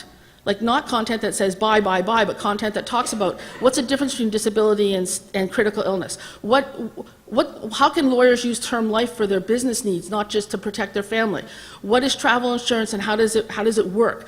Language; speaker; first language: English; native; English